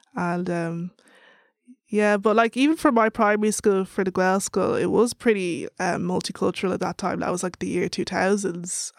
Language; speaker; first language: English; native; English